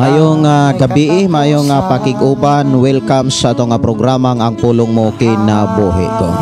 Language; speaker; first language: Cebuano; native; Cebuano